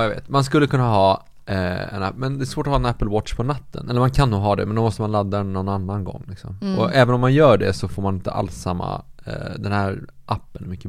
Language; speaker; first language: Swedish; native; Swedish